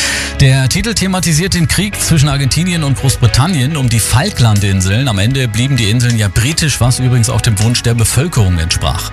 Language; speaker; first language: German; native; German